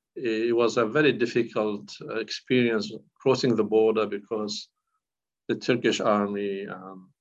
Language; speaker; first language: English; non-native, fluent; Kurdish